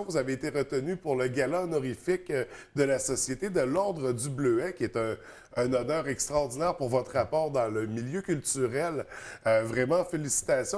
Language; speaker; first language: French; native; French